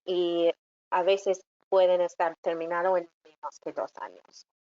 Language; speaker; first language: Spanish; non-native, fluent; English